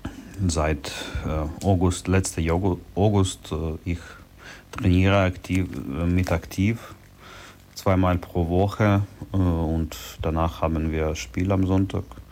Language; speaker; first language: German; non-native, learner; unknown